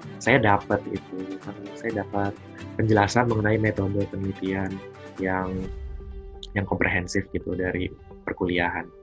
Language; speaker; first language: Indonesian; native; Indonesian